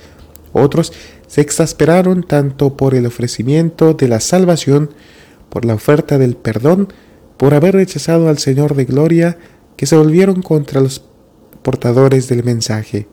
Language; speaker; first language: Spanish; native; Spanish